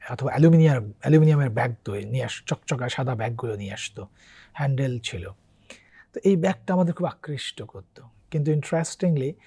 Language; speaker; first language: Bangla; native; Bangla